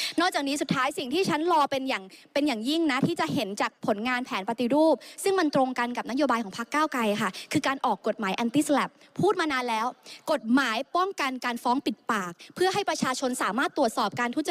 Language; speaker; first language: Thai; native; Thai